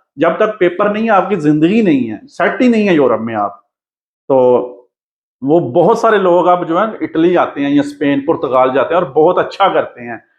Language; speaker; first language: Urdu; non-native, local second language; Punjabi